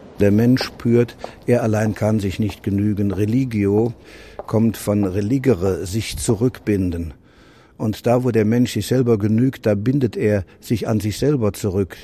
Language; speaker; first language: German; native; German